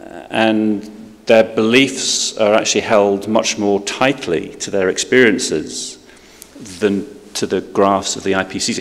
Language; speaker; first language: English; native; English